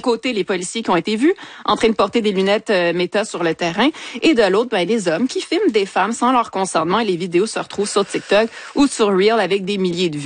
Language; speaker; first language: French; native; French